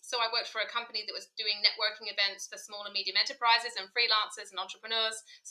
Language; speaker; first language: English; native; English